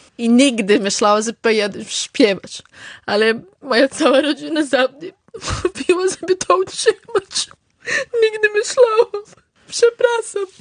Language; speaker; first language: Polish; early bilingual, heritage; Polish